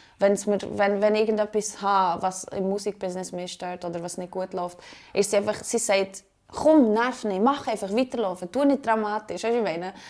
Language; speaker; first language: German; early bilingual, other home language; Albanian